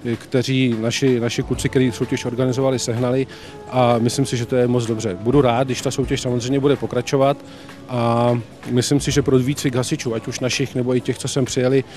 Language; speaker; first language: Czech; native; Czech